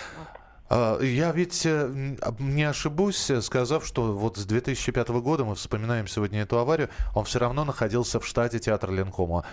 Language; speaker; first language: Russian; native; Russian